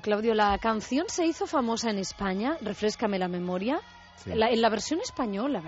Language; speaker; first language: Spanish; native; Spanish